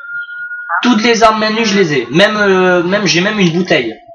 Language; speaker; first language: French; native; French